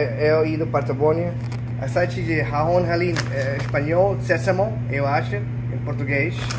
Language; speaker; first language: Portuguese; non-native, learner; English